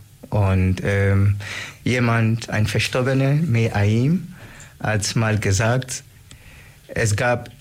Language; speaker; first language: German; non-native, learner; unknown